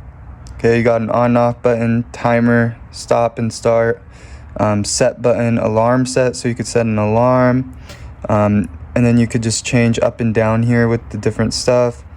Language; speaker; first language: English; native; English